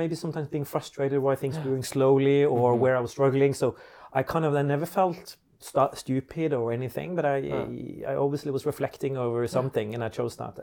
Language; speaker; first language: English; non-native, fluent; Norwegian